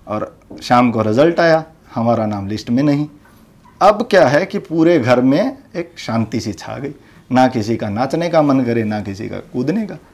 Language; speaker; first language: Hindi; native; Hindi